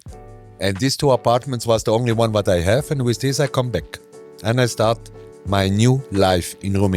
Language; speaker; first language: English; non-native, learner; German